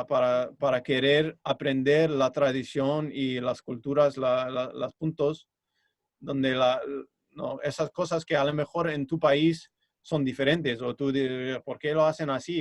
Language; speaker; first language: Spanish; non-native, fluent; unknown